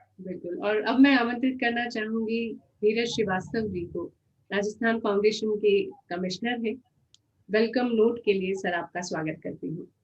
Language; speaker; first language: Hindi; native; Hindi